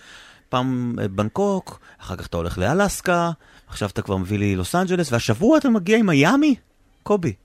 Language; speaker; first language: Hebrew; native; Hebrew